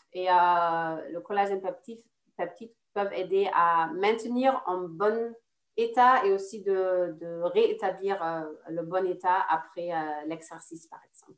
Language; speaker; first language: French; non-native, fluent; German